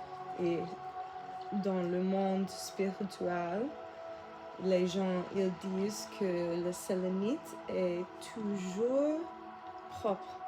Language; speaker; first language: French; non-native, learner; English